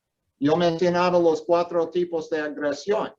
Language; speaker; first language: Spanish; non-native, fluent; English